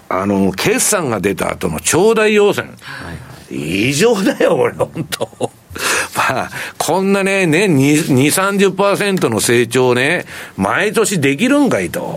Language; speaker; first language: Japanese; native; Japanese